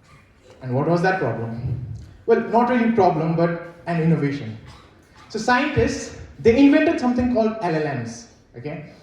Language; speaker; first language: English; non-native, local second language; Nepali